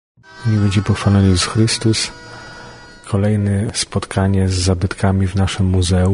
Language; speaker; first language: Polish; native; Polish